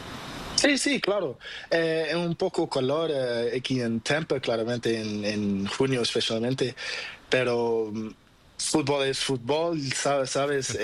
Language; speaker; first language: Spanish; non-native, learner; Portuguese